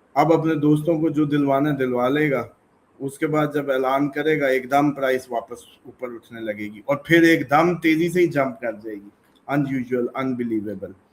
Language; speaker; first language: Urdu; native; Urdu